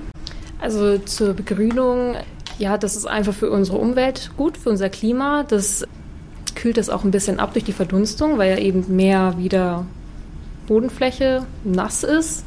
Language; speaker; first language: German; native; German